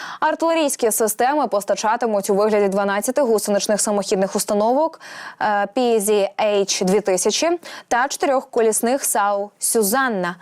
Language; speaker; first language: Ukrainian; native; Ukrainian